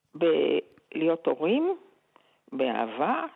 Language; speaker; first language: Hebrew; native; Hebrew